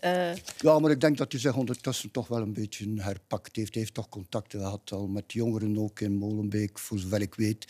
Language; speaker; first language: Dutch; native; Dutch